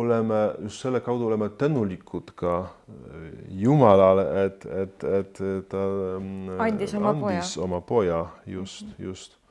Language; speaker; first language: Estonian; non-native, fluent; Polish